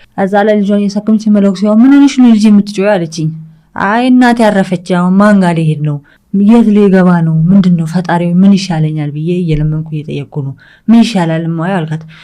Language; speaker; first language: Amharic; early bilingual, other home language; English